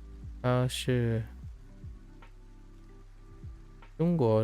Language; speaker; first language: Chinese; non-native, learner; English